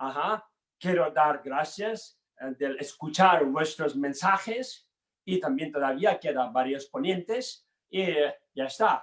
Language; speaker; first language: Spanish; non-native, learner; Tibetan